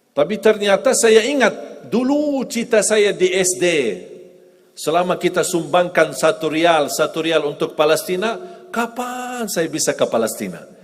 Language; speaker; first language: Indonesian; non-native, fluent; Arabic